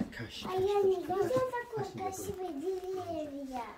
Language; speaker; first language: Russian; early bilingual, other home language; Tajik